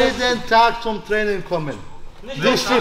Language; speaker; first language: German; non-native, fluent; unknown